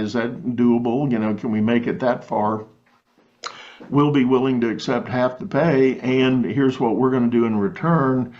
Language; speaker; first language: English; native; English